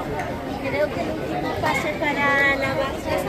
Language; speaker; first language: Spanish; early bilingual, other home language; Filipino